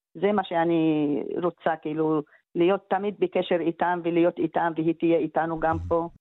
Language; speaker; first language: Hebrew; non-native, local second language; Arabic